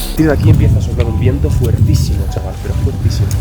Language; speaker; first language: Spanish; native; Spanish